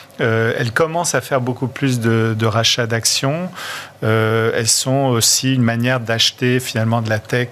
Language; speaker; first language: French; non-native, fluent; Portuguese